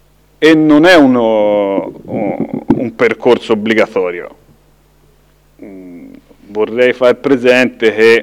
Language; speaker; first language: Italian; native; Italian